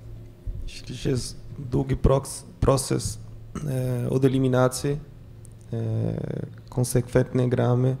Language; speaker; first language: Polish; non-native, fluent; Portuguese